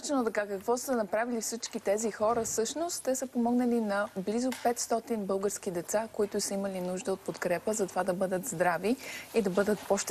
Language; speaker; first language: Bulgarian; native; Bulgarian